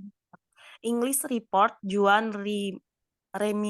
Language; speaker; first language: English; non-native, learner; Indonesian